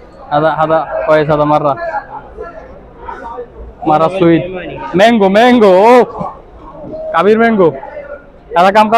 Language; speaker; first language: Arabic; non-native, learner; Bangla